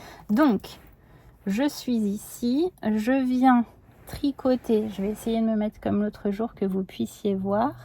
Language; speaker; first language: French; native; French